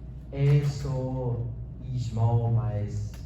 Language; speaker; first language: Portuguese; non-native, learner; English